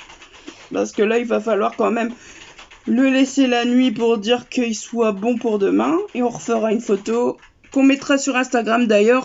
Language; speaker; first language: French; native; French